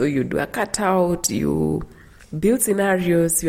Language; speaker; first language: English; non-native, local second language; Kalenjin